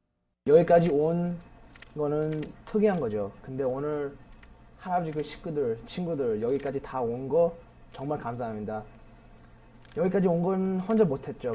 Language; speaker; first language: Korean; early bilingual, heritage; Korean